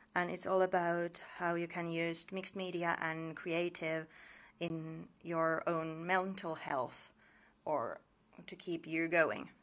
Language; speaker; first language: English; non-native, fluent; Finnish